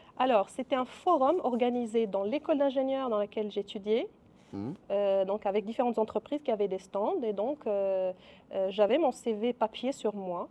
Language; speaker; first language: French; non-native, local second language; Arabic